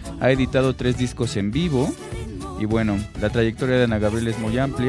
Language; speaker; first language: Spanish; native; Spanish